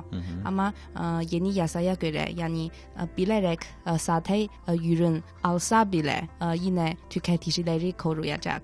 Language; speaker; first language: Turkish; non-native, fluent; Chinese